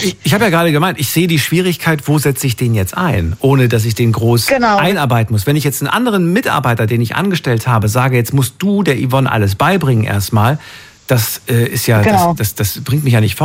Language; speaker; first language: German; native; German